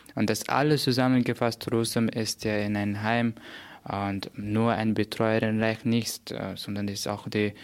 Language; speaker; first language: German; non-native, fluent; Persian